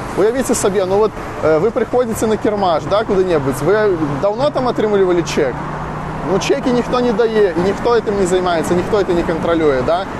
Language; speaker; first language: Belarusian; non-native, local second language; Russian